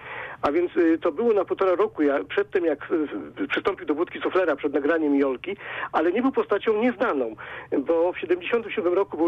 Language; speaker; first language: Polish; native; Polish